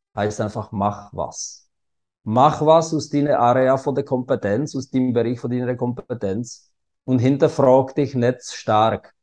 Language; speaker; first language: German; non-native, fluent; Czech